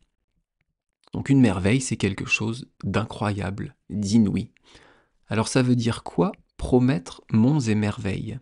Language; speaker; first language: French; native; French